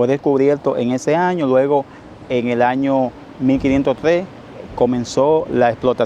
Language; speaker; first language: Spanish; native; Spanish